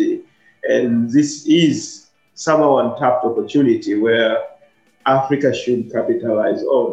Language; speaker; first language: English; non-native, local second language; Swahili